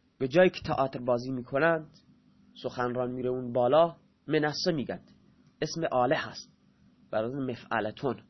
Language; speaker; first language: Persian; non-native, local second language; Baluchi